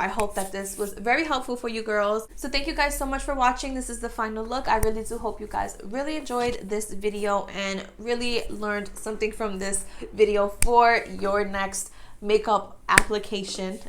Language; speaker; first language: English; native; English